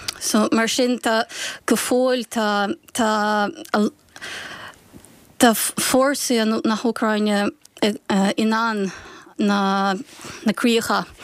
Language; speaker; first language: Irish; non-native, fluent; Ukrainian